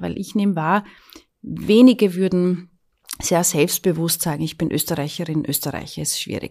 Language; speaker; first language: German; native; German